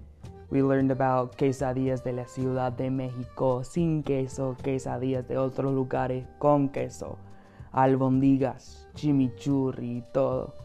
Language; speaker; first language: Spanish; non-native, fluent; English